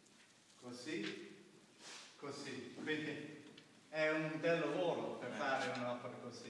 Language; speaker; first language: Italian; non-native, learner; English